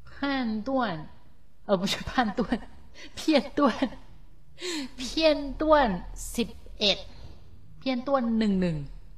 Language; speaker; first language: Thai; native; Thai